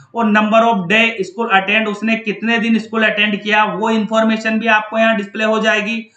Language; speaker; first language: Hindi; native; Hindi